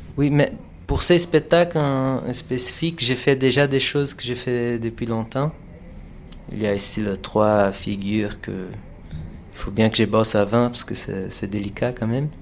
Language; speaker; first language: French; non-native, fluent; Portuguese